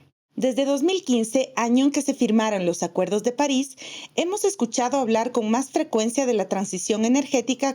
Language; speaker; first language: Spanish; native; Spanish